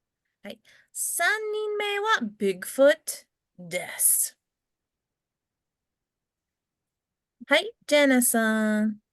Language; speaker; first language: Japanese; non-native, fluent; English